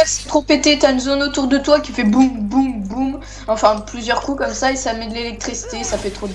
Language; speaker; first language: French; native; French